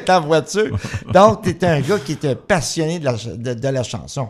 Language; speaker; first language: French; native; French